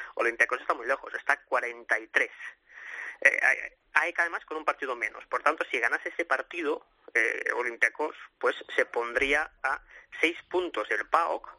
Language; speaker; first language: Spanish; native; Spanish